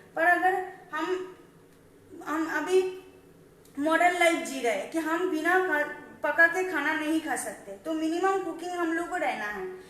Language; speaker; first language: Hindi; non-native, local second language; Marathi